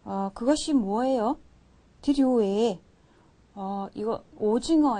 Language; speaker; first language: Korean; non-native, fluent; Mongolian